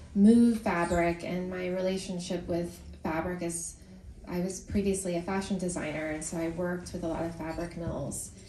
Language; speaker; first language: English; native; English